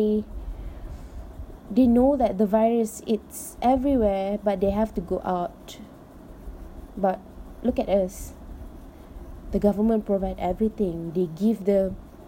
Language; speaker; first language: English; non-native, local second language; Malay